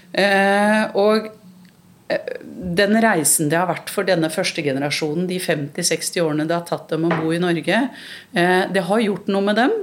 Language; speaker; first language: Norwegian; early bilingual, other home language; Urdu